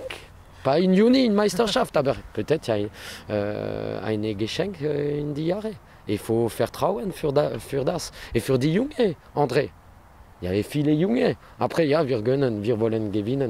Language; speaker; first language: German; non-native, learner; French